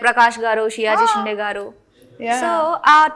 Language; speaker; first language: Telugu; native; Telugu